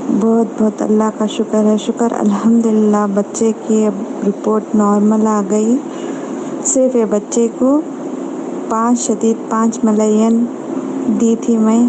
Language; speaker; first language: Urdu; native; Urdu